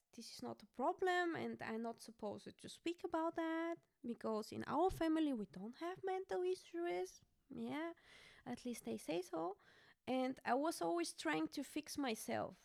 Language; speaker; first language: English; non-native, fluent; Bulgarian